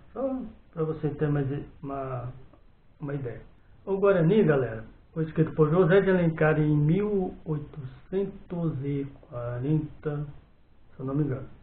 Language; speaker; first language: Portuguese; native; Portuguese